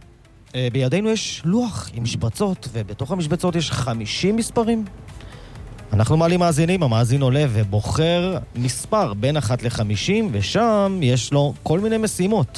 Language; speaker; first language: Hebrew; native; Hebrew